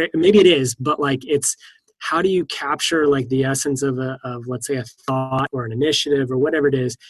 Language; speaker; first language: English; native; English